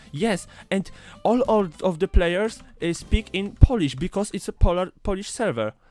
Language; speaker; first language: English; non-native, learner; Polish